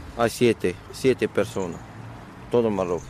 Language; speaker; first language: Spanish; non-native, learner; Arabic